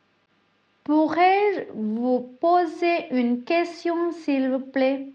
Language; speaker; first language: French; non-native, fluent; Tamil